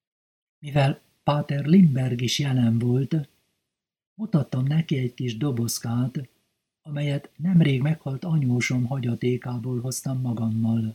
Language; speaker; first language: Hungarian; native; Hungarian